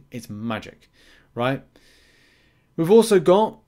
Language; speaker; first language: English; native; English